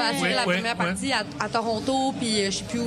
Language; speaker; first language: French; native; French